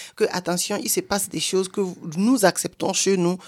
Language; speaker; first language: German; non-native, fluent; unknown